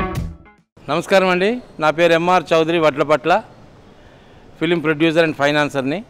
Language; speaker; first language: Telugu; native; Telugu